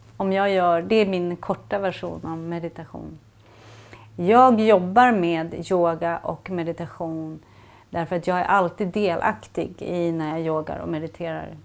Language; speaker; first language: Swedish; native; Swedish